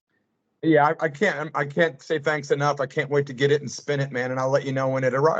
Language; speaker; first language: English; native; English